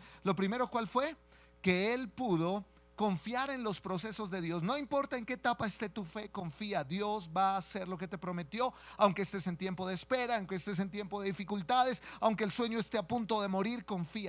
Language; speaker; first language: Spanish; native; Spanish